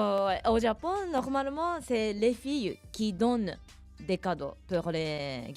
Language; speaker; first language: French; non-native, fluent; Japanese